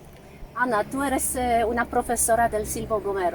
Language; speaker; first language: Spanish; non-native, fluent; Polish